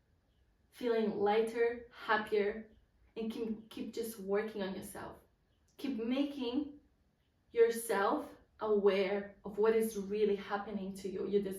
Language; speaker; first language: English; non-native, fluent; Polish